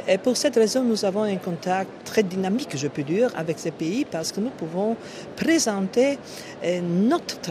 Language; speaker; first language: French; non-native, fluent; Polish